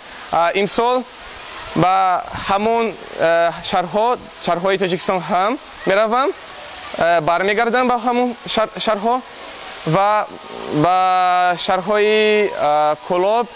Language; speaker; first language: Persian; non-native, learner; Portuguese